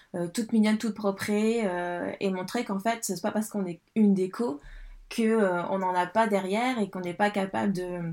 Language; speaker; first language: French; native; French